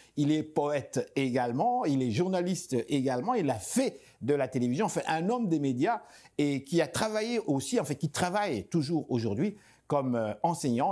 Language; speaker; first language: French; non-native, local second language; Lingala